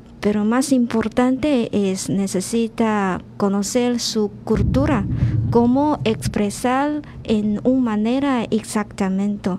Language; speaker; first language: Spanish; non-native, learner; Chinese